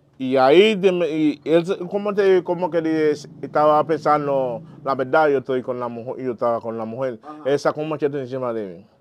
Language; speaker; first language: Spanish; non-native, learner; Haitian Creole